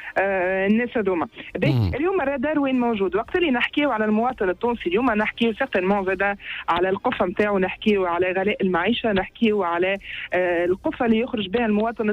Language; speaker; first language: Arabic; native; Arabic